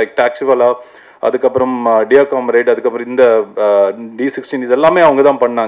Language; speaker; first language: Tamil; native; Tamil